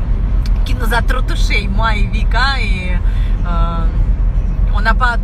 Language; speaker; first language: French; non-native, fluent; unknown